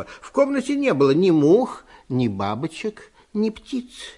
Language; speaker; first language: Russian; native; Russian